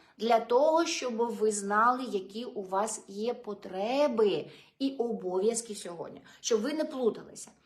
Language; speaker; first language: Ukrainian; non-native, local second language; Russian